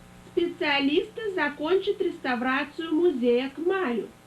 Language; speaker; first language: Russian; native; Russian